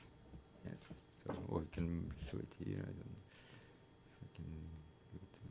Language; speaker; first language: English; non-native, learner; French